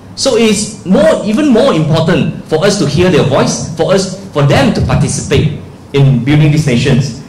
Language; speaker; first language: English; non-native, local second language; Chinese